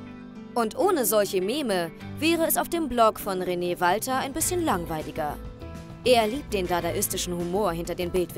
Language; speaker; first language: German; native; German